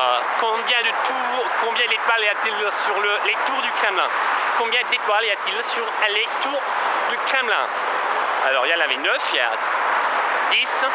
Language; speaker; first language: French; non-native, fluent; Russian